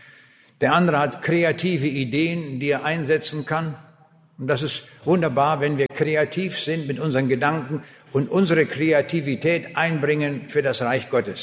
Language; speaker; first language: German; native; German